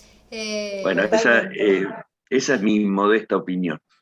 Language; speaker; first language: Spanish; native; Spanish